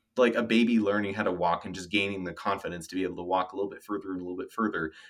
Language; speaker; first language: English; native; English